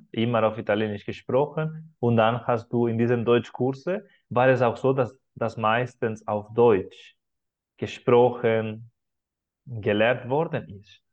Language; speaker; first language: German; non-native, fluent; Spanish